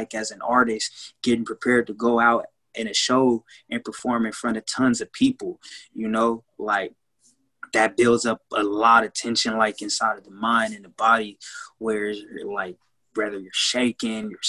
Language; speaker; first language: English; native; English